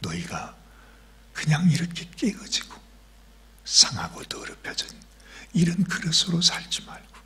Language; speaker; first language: Korean; native; Korean